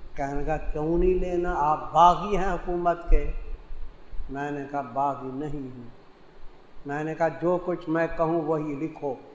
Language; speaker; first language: Urdu; non-native, local second language; Punjabi